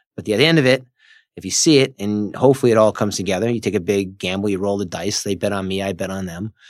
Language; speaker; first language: English; native; English